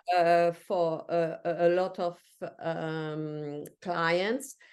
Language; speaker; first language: English; non-native, fluent; French